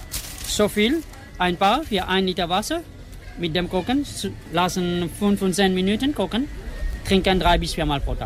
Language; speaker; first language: German; non-native, learner; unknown